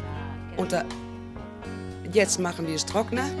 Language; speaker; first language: German; non-native, fluent; Spanish